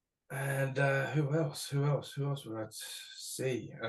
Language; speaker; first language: English; native; English